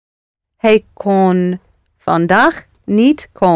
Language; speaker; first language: Dutch; non-native, learner; English